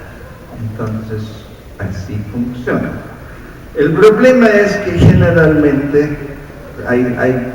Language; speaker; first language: Spanish; non-native, fluent; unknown